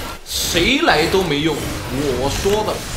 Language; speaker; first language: Chinese; native; Chinese